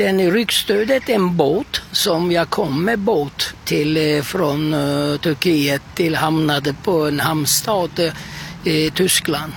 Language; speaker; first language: Swedish; non-native, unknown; Turkish